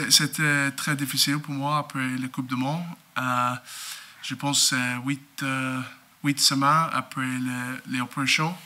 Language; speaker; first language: French; non-native, learner; Spanish